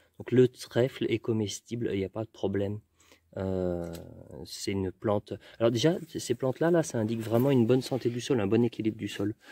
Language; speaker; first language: French; native; French